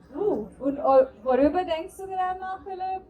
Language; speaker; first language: German; non-native, fluent; Marathi